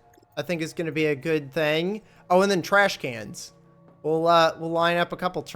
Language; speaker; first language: English; native; English